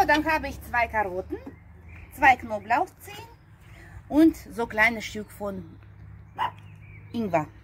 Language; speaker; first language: German; non-native, fluent; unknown